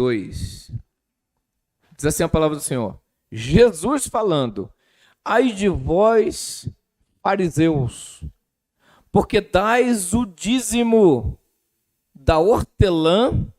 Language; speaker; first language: Portuguese; native; Portuguese